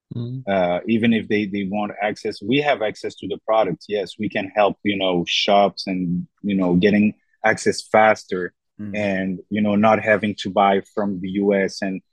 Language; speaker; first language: English; non-native, fluent; French